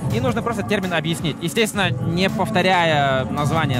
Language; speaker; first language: Russian; native; Russian